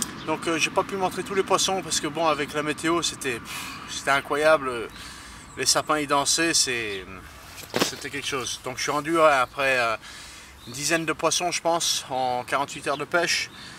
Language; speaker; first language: French; non-native, fluent; English